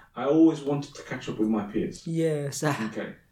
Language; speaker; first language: English; early bilingual, other home language; Somali